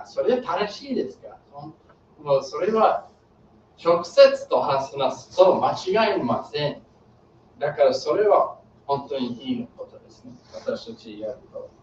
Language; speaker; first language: Japanese; non-native, learner; English